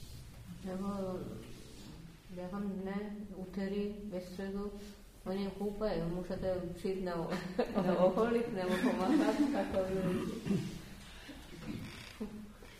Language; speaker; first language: Czech; non-native, learner; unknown